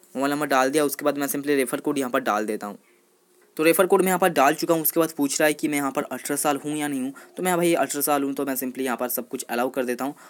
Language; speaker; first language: Hindi; non-native, local second language; Bangla